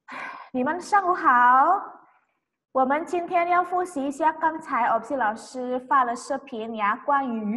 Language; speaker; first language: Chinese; non-native, fluent; Indonesian